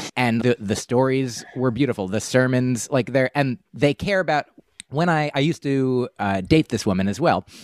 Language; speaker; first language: English; native; English